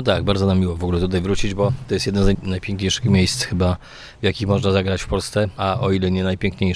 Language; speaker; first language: Polish; native; Polish